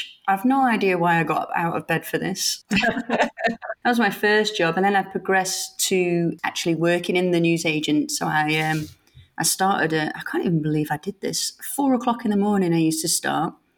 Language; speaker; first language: English; native; English